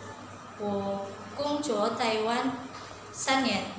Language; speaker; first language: Chinese; non-native, learner; Indonesian